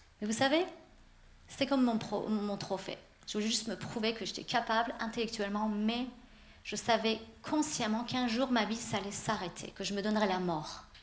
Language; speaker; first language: French; early bilingual, other home language; Persian